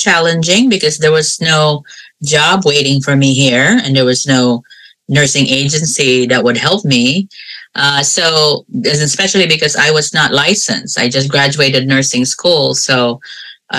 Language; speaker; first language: English; non-native, local second language; Cebuano